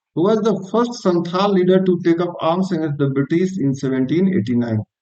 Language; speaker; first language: English; non-native, local second language; Hindi